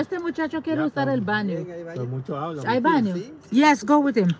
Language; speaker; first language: Spanish; native; Spanish